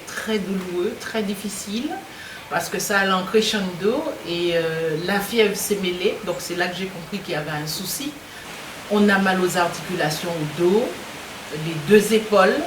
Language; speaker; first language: French; native; French